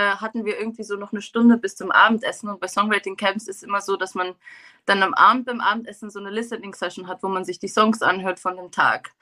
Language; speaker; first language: German; native; German